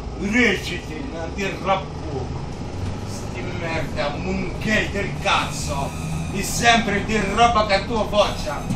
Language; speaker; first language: Italian; non-native, learner; Arabic